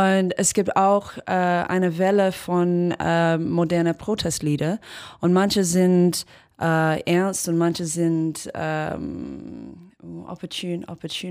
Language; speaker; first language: German; non-native, fluent; English